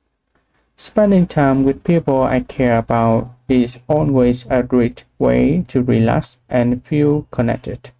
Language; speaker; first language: English; non-native, learner; Vietnamese